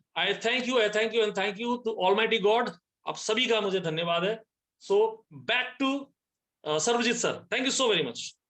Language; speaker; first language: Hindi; non-native, local second language; Nepali